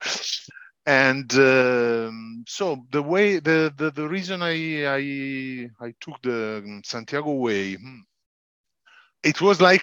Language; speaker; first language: English; non-native, fluent; Italian